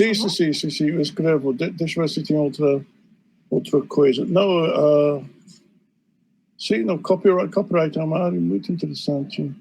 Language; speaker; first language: Portuguese; non-native, fluent; English